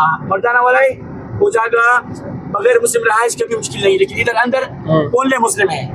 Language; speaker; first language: Hindi; non-native, learner; Baluchi